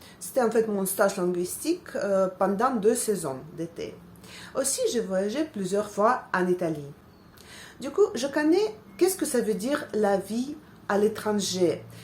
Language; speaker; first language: French; non-native, fluent; Russian